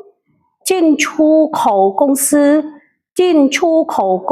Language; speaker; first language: Chinese; non-native, fluent; Khmer